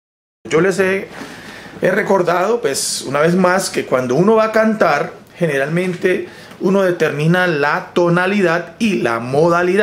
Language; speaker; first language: Spanish; native; Spanish